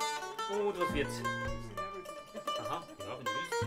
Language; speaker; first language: German; native; German